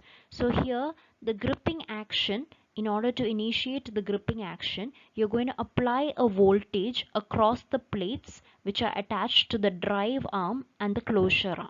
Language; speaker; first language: English; non-native, local second language; Malayalam